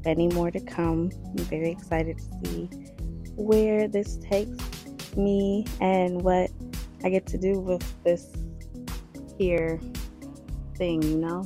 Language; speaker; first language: English; native; English